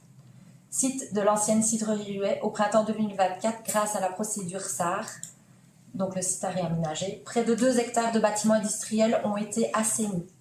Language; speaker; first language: French; native; French